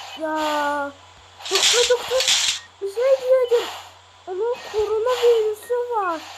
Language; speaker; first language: Turkish; early bilingual, heritage; Turkish